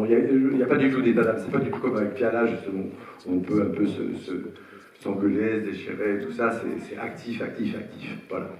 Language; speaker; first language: French; native; French